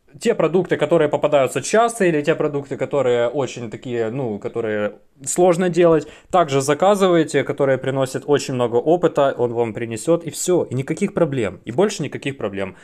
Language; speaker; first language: Russian; native; Russian